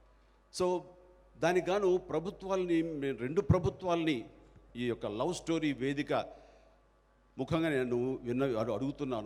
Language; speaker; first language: Telugu; native; Telugu